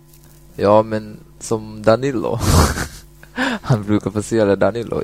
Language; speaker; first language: Swedish; non-native, fluent; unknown